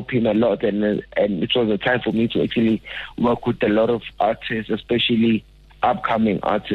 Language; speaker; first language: English; non-native, local second language; Zulu